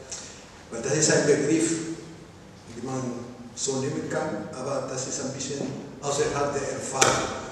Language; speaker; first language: German; non-native, learner; Spanish